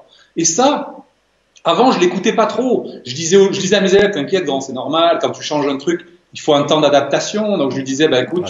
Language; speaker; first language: French; native; French